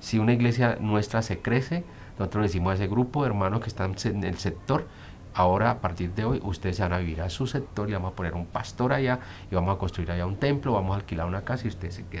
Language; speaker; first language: Spanish; native; Spanish